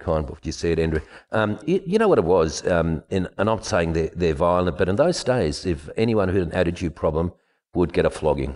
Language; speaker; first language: English; non-native, fluent; German